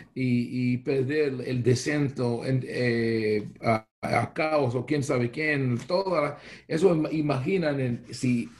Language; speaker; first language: Spanish; non-native, fluent; Hebrew